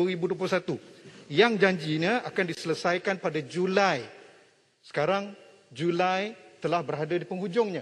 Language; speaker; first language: Malay; native; Malay